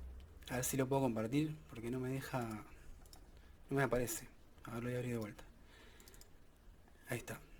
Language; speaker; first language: Spanish; native; Spanish